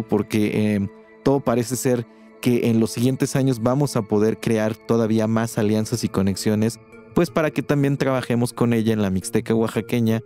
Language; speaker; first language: Spanish; native; Spanish